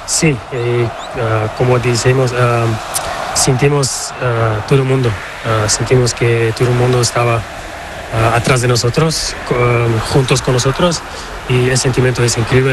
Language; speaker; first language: Spanish; non-native, learner; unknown